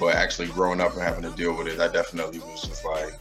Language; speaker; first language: English; native; English